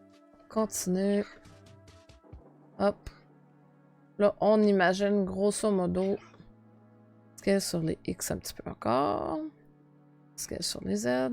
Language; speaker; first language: French; native; French